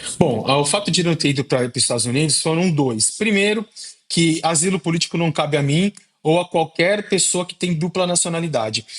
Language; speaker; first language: Portuguese; native; Portuguese